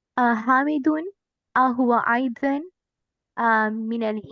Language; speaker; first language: Arabic; non-native, learner; Urdu